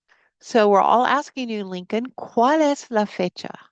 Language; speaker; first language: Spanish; non-native, fluent; English